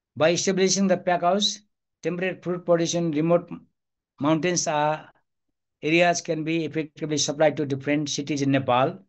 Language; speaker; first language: English; non-native, local second language; Nepali